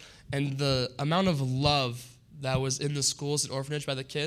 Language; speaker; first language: English; native; English